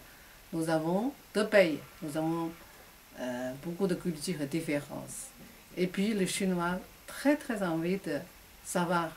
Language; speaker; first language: French; non-native, learner; Chinese